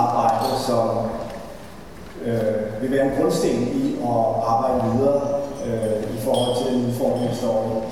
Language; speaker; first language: Danish; native; Danish